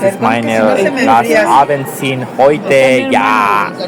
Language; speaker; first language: German; non-native, learner; Spanish